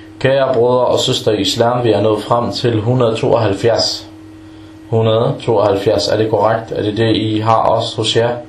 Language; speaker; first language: Danish; non-native, fluent; Arabic